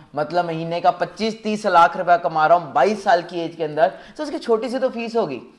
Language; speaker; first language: Hindi; native; Hindi